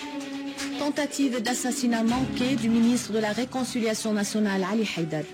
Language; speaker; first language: French; non-native, fluent; Arabic